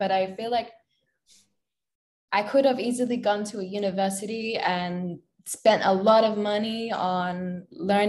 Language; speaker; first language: English; native; English